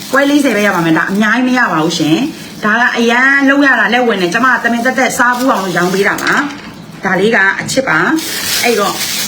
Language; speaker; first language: Burmese; non-native, local second language; Kachin